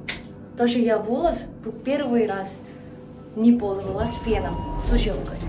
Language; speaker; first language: Russian; non-native, fluent; Korean